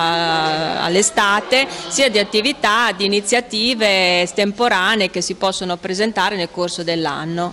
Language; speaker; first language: Italian; native; Italian